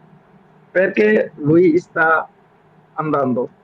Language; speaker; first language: Italian; non-native, learner; Bangla